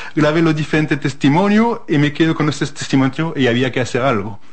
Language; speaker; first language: Spanish; non-native, fluent; French